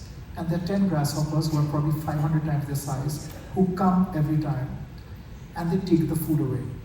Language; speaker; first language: English; non-native, local second language; Bangla